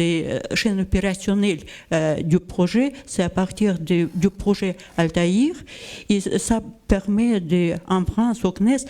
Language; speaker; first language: French; non-native, learner; Russian